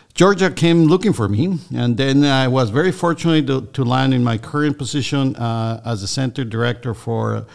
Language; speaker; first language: English; non-native, fluent; Spanish